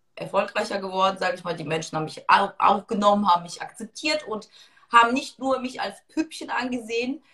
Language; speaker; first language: German; early bilingual, other home language; Russian